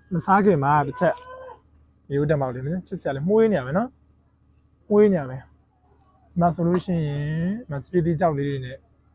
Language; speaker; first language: Burmese; native; Burmese